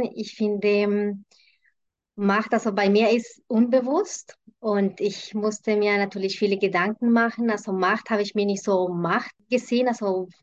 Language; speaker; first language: German; non-native, fluent; Spanish